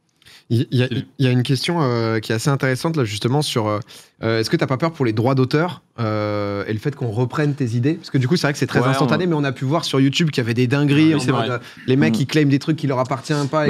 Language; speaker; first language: French; native; French